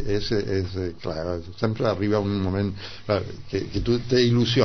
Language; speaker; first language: Catalan; non-native, fluent; Spanish